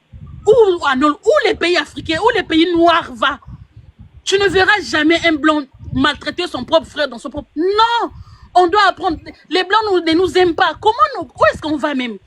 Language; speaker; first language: French; non-native, local second language; Lingala